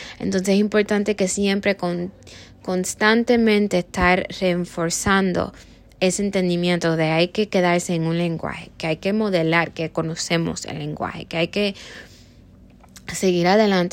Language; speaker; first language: Spanish; early bilingual, heritage; Spanish